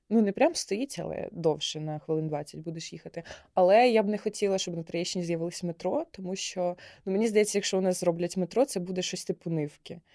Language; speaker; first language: Ukrainian; non-native, local second language; Russian